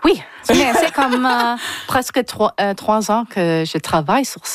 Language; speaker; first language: French; non-native, learner; English